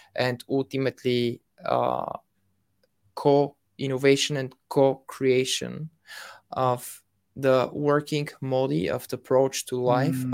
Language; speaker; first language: English; non-native, fluent; Bulgarian